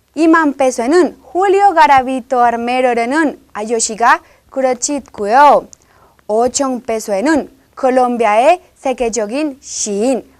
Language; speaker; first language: Korean; non-native, learner; Spanish